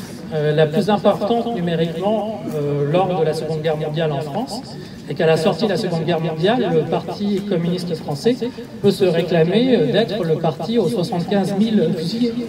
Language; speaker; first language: French; native; French